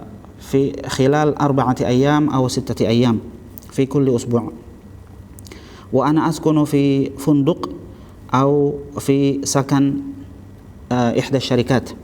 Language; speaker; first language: Arabic; non-native, fluent; Indonesian